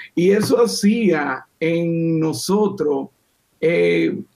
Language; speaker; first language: Spanish; native; Spanish